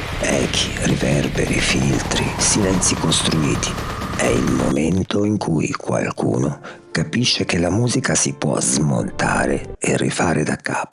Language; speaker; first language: Italian; native; Italian